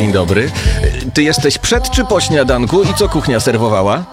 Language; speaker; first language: Polish; native; Polish